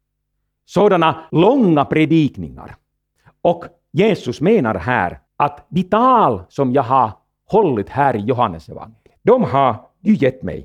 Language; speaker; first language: Swedish; non-native, fluent; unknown